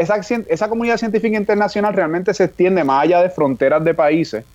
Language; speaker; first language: Spanish; native; Spanish